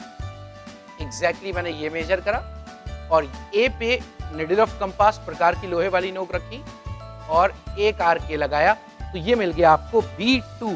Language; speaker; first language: Hindi; native; Hindi